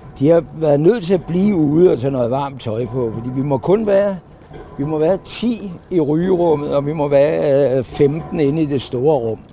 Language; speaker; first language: Danish; native; Danish